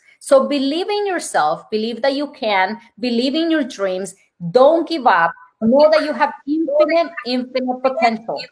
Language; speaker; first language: English; non-native, fluent; Spanish